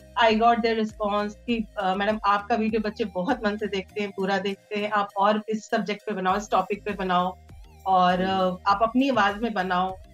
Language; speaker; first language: Hindi; native; Hindi